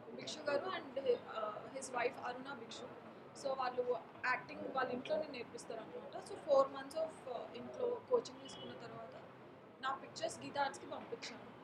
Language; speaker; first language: Telugu; non-native, local second language; Marathi